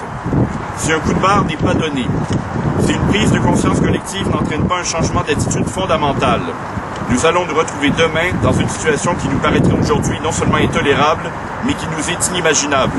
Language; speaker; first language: French; native; French